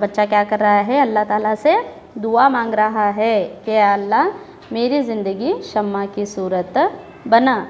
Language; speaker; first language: Hindi; native; Hindi